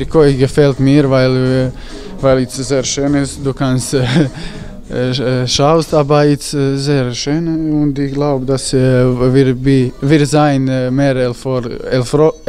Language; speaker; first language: German; non-native, learner; Croatian